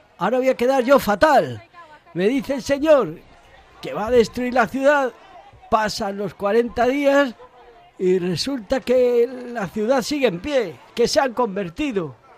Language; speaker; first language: Spanish; native; Spanish